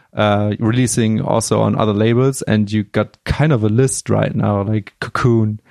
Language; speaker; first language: English; non-native, fluent; German